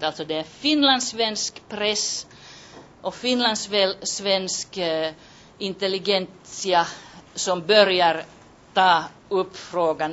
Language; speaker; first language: Swedish; non-native, local second language; Finnish